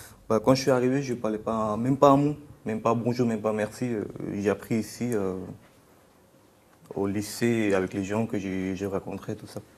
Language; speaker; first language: French; non-native, fluent; Bangla